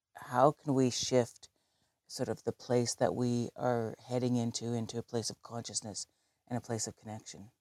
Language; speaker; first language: English; native; English